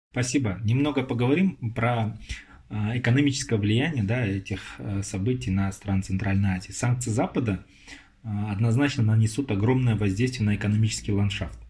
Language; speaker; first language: Russian; non-native, local second language; Kazakh